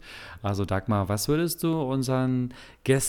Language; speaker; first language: German; native; German